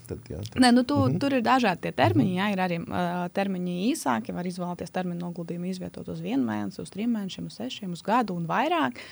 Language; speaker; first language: Latvian; non-native, local second language; Russian